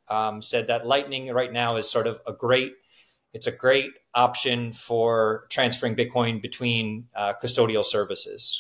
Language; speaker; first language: English; native; English